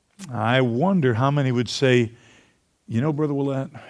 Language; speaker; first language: English; native; English